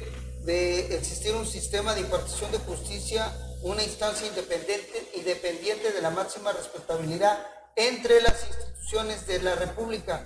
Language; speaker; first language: Spanish; native; Spanish